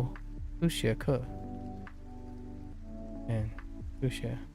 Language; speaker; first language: Chinese; non-native, learner; English